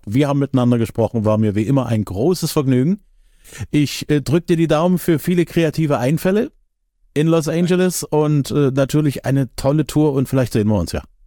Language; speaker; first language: German; native; German